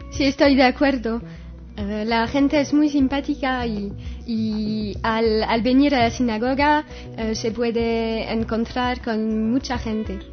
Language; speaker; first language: Spanish; non-native, learner; French